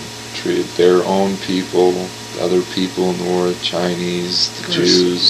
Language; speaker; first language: English; native; English